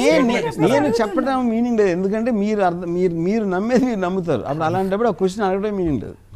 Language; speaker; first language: Telugu; native; Telugu